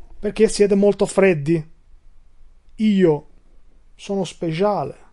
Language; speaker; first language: Italian; non-native, fluent; Albanian